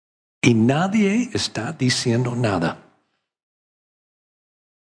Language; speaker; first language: Spanish; non-native, learner; English